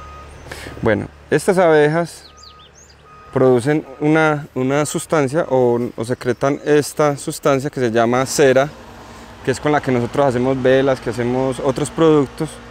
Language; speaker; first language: Spanish; native; Spanish